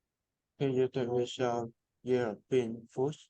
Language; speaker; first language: English; non-native, learner; Vietnamese